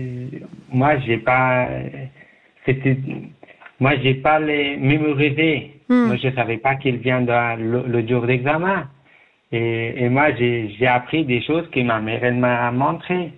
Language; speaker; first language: French; non-native, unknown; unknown